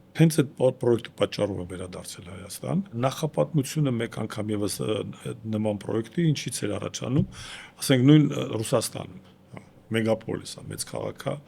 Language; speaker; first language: Armenian; native; Armenian